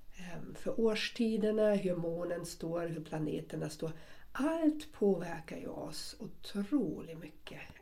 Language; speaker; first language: Swedish; non-native, fluent; German